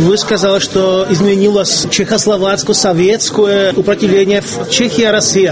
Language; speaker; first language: Russian; non-native, fluent; Czech